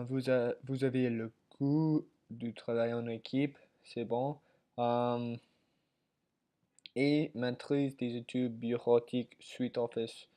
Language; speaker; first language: French; non-native, learner; English